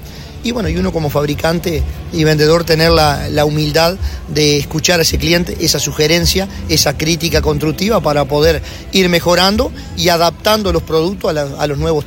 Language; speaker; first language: Spanish; native; Spanish